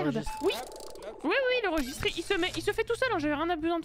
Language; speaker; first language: French; native; French